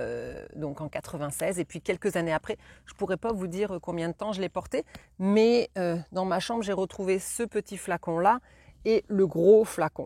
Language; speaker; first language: French; native; French